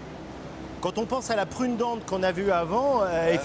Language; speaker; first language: French; native; French